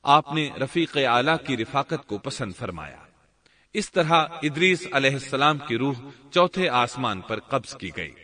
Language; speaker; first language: Urdu; native; Urdu